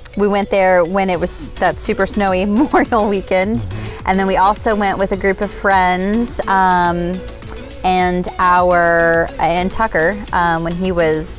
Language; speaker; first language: English; native; English